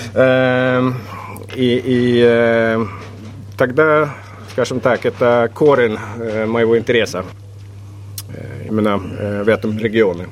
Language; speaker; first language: Russian; non-native, fluent; Swedish